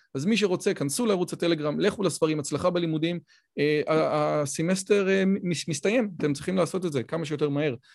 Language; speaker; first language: Hebrew; native; Hebrew